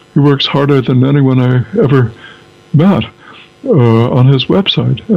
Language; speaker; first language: English; native; English